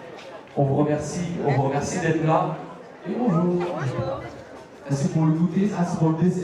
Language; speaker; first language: French; native; French